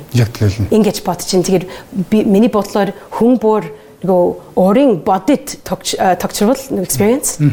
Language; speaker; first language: Mongolian; non-native, fluent; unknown